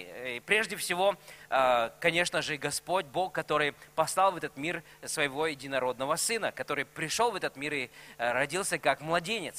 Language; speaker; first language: Russian; native; Russian